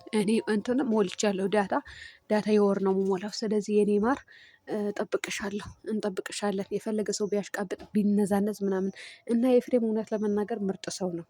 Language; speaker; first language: Amharic; non-native, local second language; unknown